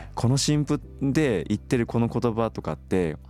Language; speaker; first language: Japanese; early bilingual, other home language; Korean